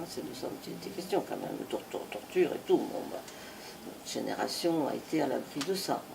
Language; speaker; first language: French; non-native, fluent; Italian